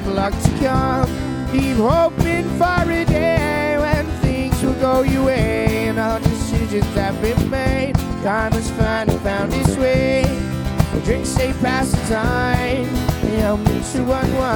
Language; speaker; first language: English; native; English